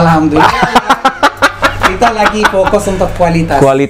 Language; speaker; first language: Indonesian; non-native, fluent; Arabic